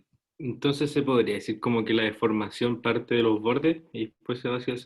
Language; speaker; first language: Spanish; native; Spanish